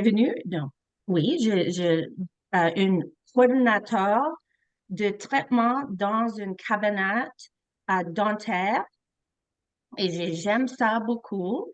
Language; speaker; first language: French; non-native, local second language; English